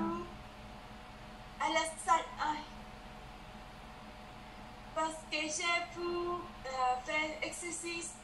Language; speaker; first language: French; non-native, learner; Spanish